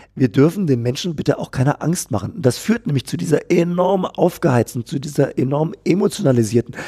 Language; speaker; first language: German; native; German